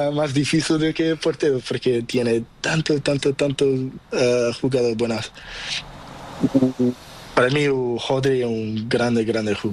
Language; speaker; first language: Spanish; non-native, learner; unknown